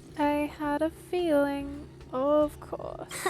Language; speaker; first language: English; native; English